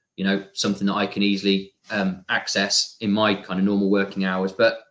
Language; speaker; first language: English; native; English